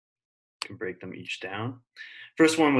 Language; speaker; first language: English; native; English